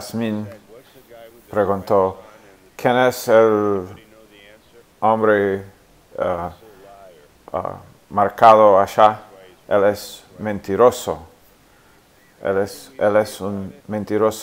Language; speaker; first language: Spanish; non-native, fluent; English